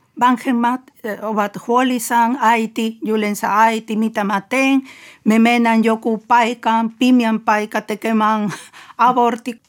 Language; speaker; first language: Finnish; non-native, fluent; Spanish